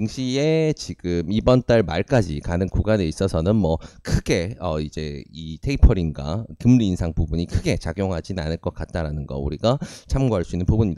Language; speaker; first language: Korean; native; Korean